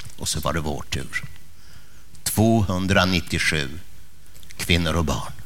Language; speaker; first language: Swedish; early bilingual, other home language; Polish